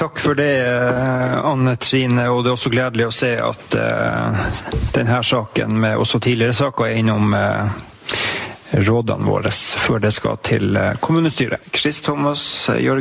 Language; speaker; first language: Norwegian; native; Norwegian